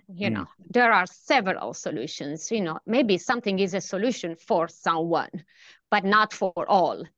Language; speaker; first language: English; non-native, fluent; Italian